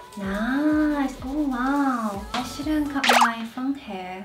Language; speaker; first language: English; non-native, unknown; Japanese